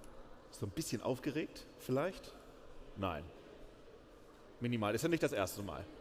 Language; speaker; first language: German; native; German